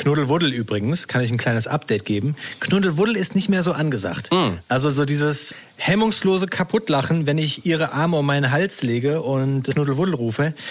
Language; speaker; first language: German; native; German